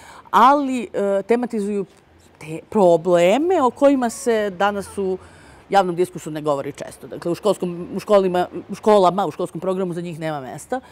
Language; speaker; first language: Serbian; native; Serbian